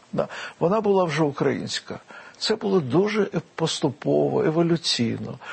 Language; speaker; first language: Ukrainian; non-native, local second language; Russian